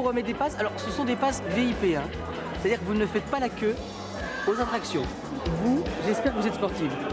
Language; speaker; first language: French; native; French